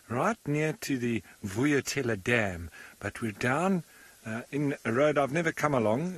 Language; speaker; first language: English; native; English